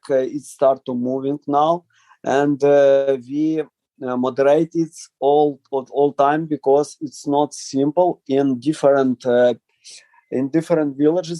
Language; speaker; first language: English; non-native, learner; Ukrainian